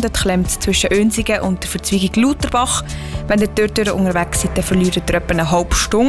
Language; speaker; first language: German; native; German